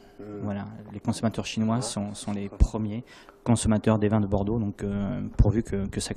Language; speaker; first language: French; native; French